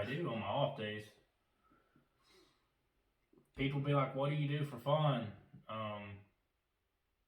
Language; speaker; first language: English; native; English